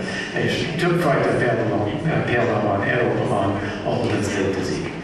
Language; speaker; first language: Hungarian; non-native, fluent; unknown